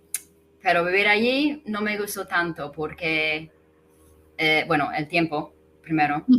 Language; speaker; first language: Spanish; non-native, fluent; English